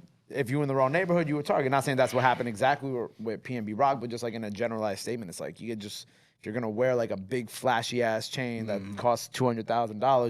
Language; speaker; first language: English; native; English